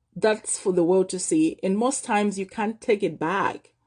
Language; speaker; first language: English; non-native, local second language; Nyanja